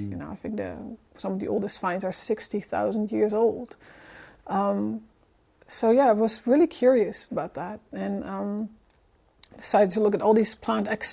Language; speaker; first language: English; non-native, fluent; Dutch